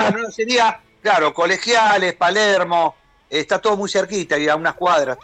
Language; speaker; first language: Spanish; native; Spanish